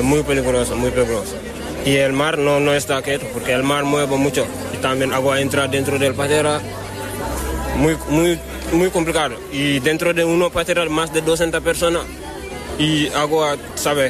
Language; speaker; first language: Spanish; non-native, learner; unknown